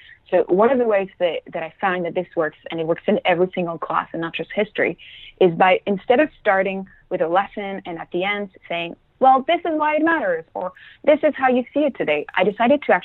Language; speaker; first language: English; non-native, fluent; French